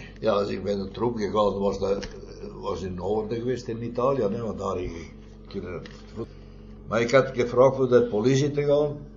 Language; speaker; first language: Dutch; non-native, fluent; Italian